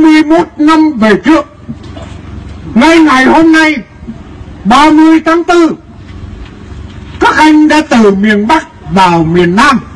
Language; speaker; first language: Vietnamese; native; Vietnamese